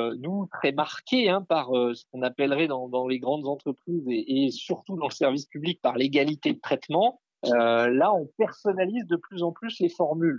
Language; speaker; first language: French; native; French